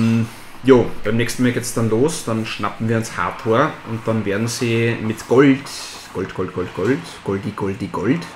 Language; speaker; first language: German; native; German